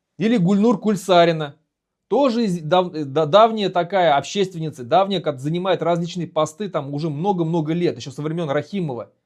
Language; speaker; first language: Russian; non-native, local second language; Bashkir